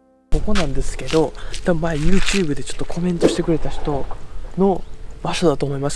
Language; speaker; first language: Japanese; native; Japanese